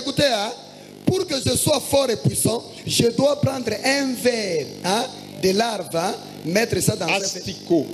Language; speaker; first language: French; non-native, local second language; Lingala